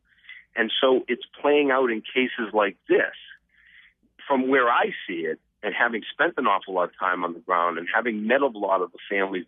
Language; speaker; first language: English; native; English